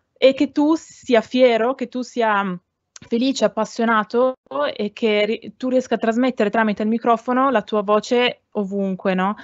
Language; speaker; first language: Italian; native; Italian